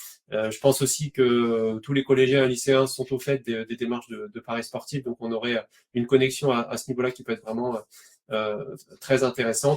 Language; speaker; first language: French; native; French